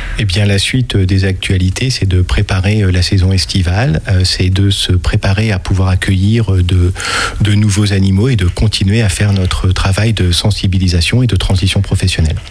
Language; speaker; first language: French; native; French